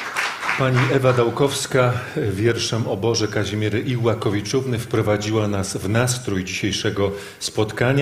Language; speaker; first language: Polish; native; Polish